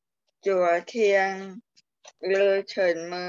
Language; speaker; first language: Chinese; non-native, learner; Thai